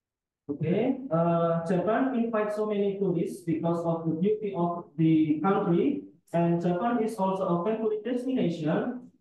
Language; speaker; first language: English; non-native, fluent; Indonesian